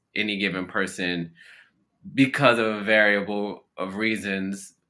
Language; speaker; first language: English; native; English